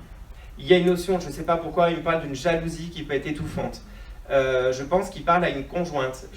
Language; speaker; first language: French; native; French